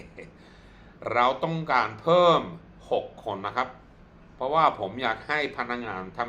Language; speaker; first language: Thai; non-native, fluent; Swedish